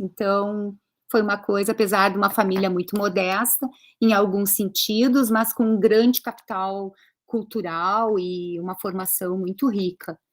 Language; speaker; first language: Portuguese; early bilingual, other home language; Greek